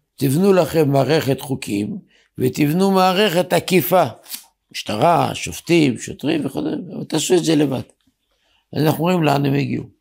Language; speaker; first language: Hebrew; native; Hebrew